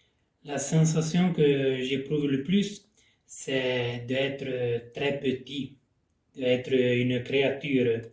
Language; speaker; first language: French; non-native, local second language; Italian